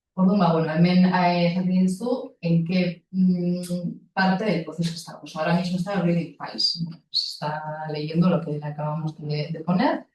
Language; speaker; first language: Spanish; non-native, local second language; Basque